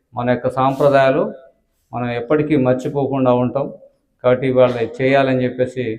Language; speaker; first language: Telugu; non-native, local second language; Koya